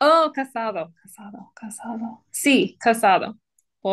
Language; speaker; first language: Spanish; non-native, learner; English